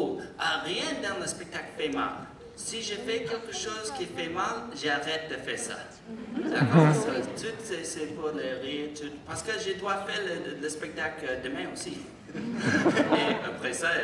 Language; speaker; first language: French; non-native, learner; English